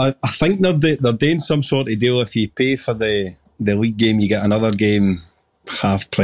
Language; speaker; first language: English; native; English